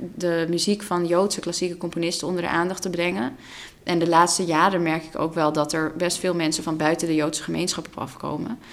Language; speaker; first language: Dutch; non-native, local second language; Russian